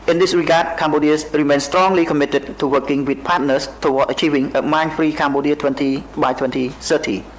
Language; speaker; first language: English; non-native, fluent; Khmer